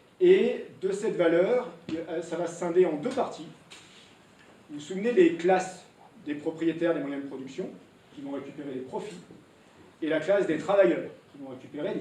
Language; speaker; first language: French; native; French